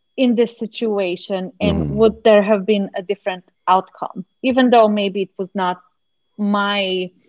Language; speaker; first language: English; non-native, fluent; Macedonian